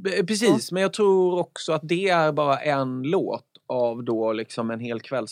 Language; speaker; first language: Swedish; native; Swedish